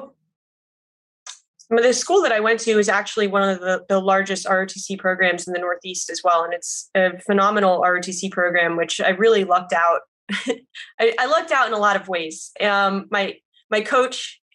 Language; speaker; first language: English; native; English